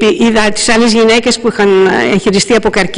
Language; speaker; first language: Greek; native; Greek